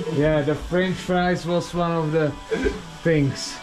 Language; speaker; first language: English; non-native, fluent; Czech